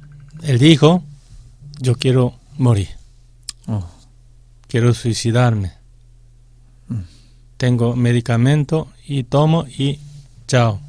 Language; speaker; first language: Spanish; non-native, fluent; Korean